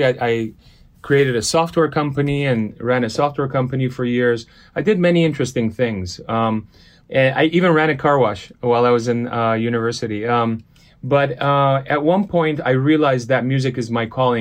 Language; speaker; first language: English; early bilingual, other home language; Armenian